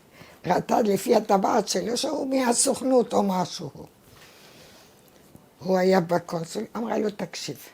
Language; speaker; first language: Hebrew; non-native, fluent; Arabic